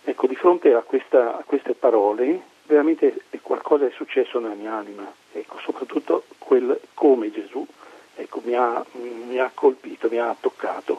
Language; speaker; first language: Italian; native; Italian